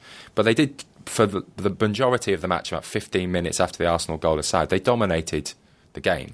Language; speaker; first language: English; native; English